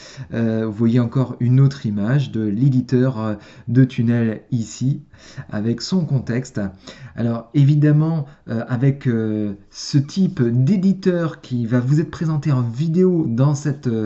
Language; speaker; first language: French; native; French